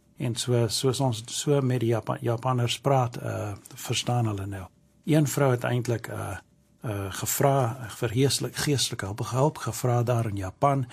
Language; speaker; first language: Afrikaans; early bilingual, heritage; English